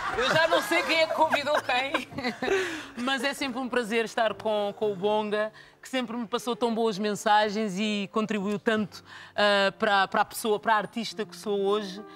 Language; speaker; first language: Portuguese; early bilingual, other home language; Kabuverdianu